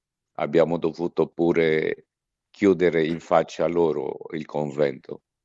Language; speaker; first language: Italian; non-native, fluent; Arabic